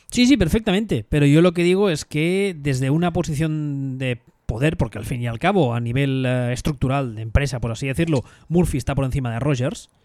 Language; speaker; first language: Spanish; native; Spanish